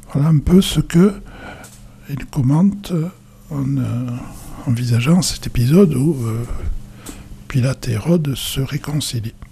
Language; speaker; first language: French; native; French